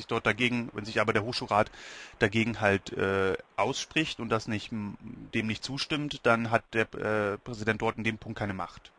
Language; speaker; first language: German; native; German